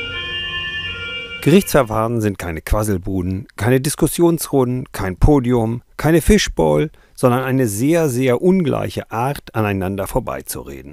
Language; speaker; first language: German; native; German